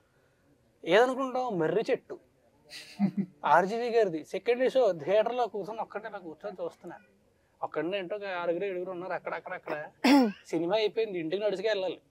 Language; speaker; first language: Telugu; native; Telugu